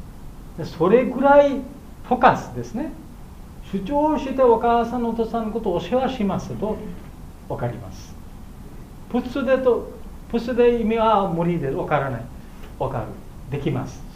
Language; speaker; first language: Japanese; non-native, learner; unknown